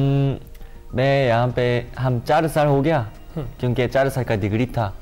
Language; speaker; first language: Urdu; non-native, learner; Korean